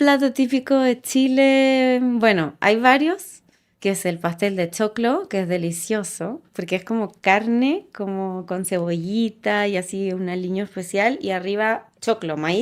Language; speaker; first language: Spanish; native; Spanish